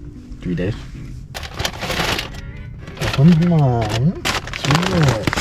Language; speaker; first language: English; native; English